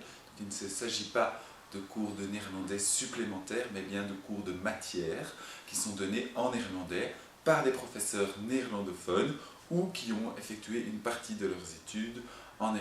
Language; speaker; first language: French; native; French